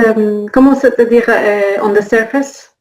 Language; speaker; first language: French; non-native, learner; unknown